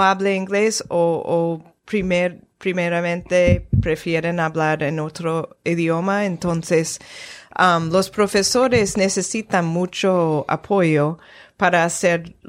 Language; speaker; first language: Spanish; non-native, fluent; English